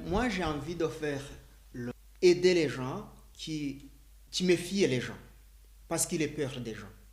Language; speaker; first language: French; non-native, learner; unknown